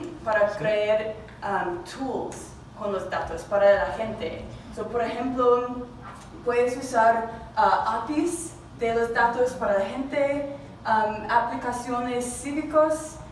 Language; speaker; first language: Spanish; non-native, learner; English